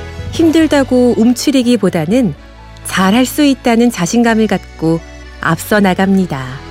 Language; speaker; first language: Korean; native; Korean